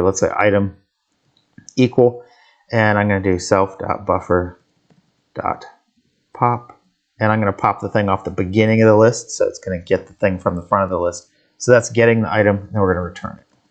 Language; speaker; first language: English; native; English